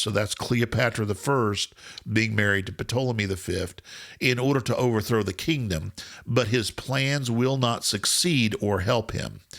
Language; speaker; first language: English; native; English